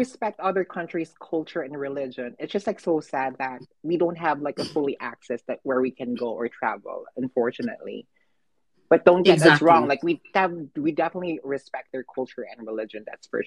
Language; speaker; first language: English; non-native, local second language; Filipino